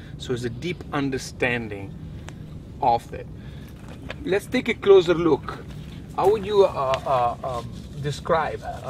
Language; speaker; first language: English; non-native, fluent; Italian